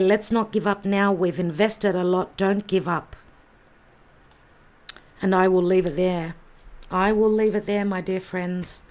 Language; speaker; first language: English; native; English